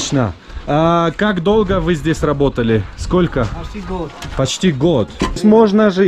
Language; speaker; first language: Russian; non-native, local second language; Tajik